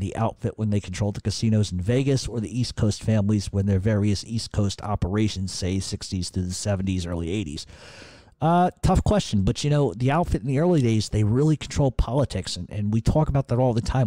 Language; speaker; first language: English; native; English